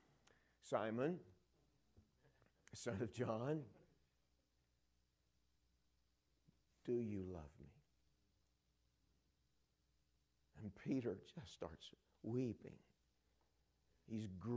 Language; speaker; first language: English; native; English